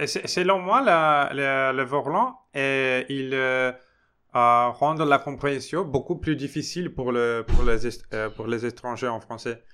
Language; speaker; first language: French; non-native, fluent; Portuguese